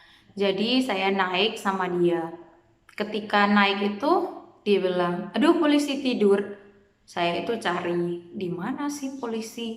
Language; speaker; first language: Indonesian; non-native, fluent; Khmer